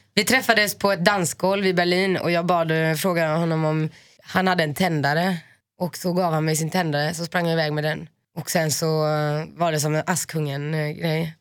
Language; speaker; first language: Swedish; native; Swedish